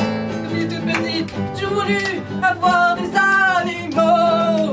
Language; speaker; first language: French; native; French